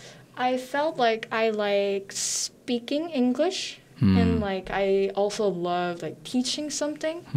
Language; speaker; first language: English; non-native, learner; Korean